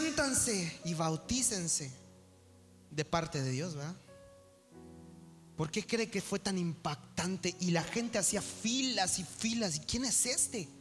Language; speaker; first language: Spanish; native; Spanish